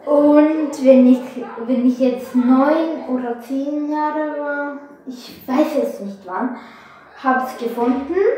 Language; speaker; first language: German; non-native, learner; Bulgarian